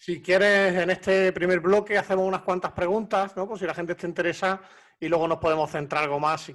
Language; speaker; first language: Spanish; native; Spanish